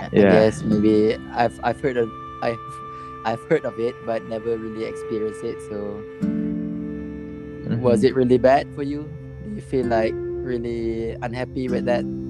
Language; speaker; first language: English; non-native, local second language; Malay